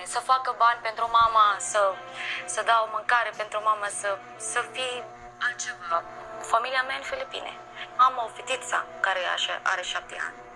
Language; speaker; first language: Romanian; non-native, learner; Filipino